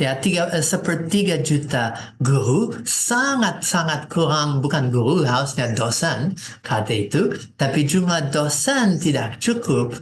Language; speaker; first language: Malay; non-native, fluent; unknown